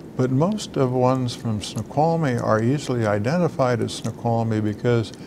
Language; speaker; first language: English; native; English